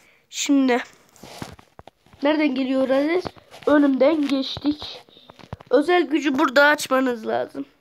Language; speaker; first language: Turkish; native; Turkish